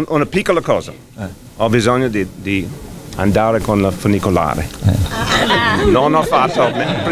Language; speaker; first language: Italian; non-native, fluent; English